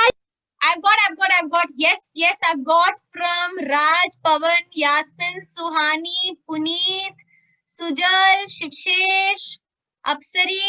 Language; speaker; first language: English; non-native, learner; Hindi